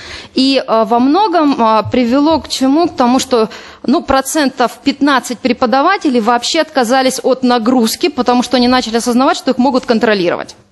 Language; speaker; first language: Russian; native; Russian